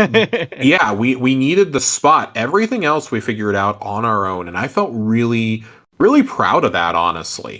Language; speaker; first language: English; native; English